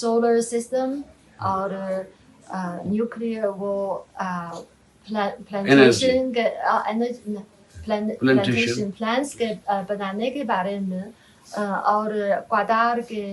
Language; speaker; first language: Hindi; non-native, fluent; Chinese